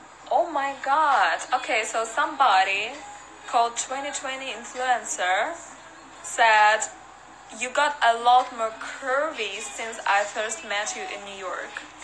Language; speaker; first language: English; non-native, fluent; Russian